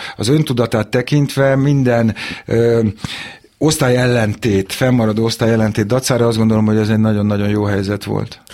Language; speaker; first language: Hungarian; native; Hungarian